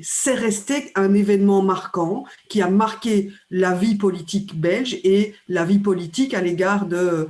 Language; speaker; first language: French; native; French